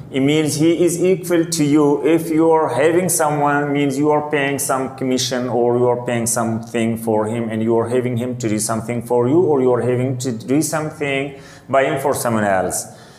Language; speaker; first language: English; non-native, local second language; Hindi